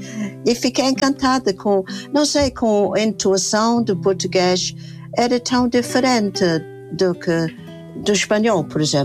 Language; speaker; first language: Portuguese; non-native, fluent; English